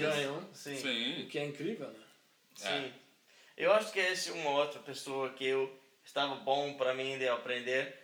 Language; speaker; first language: Portuguese; non-native, learner; English